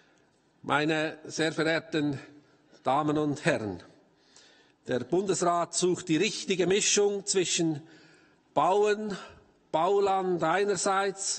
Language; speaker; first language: German; native; German